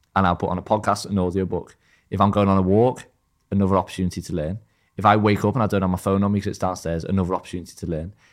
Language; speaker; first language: English; native; English